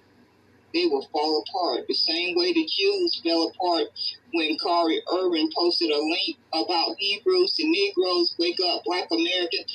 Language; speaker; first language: English; native; English